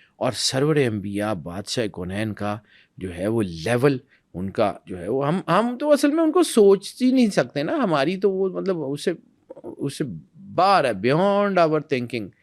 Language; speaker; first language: Urdu; non-native, local second language; Punjabi